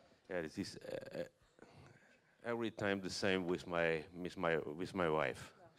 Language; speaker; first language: English; non-native, learner; German